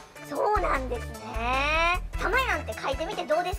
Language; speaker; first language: Japanese; native; Japanese